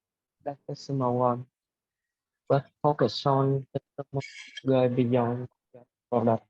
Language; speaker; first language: English; non-native, learner; Vietnamese